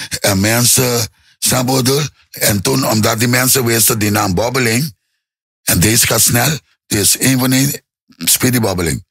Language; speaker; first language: Dutch; non-native, local second language; Papiamento